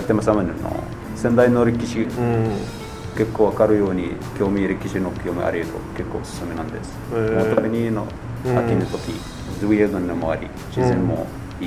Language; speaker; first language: Japanese; non-native, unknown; Arabic